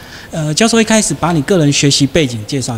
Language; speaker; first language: Chinese; native; Chinese